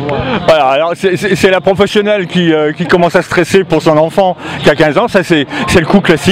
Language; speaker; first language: French; native; French